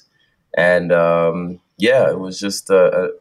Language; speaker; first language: English; non-native, local second language; Xhosa